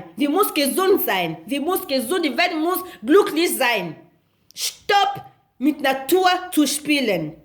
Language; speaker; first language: German; non-native, learner; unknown